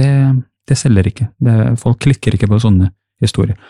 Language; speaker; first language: Norwegian; non-native, fluent; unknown